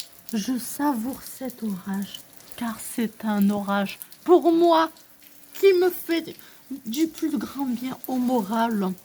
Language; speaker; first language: French; native; French